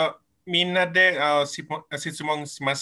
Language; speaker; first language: Japanese; non-native, learner; Indonesian